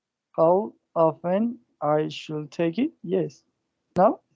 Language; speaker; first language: English; non-native, learner; Spanish